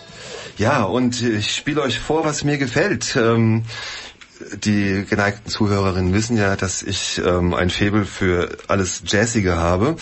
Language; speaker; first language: German; native; German